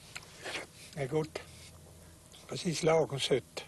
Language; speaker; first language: Swedish; native; Swedish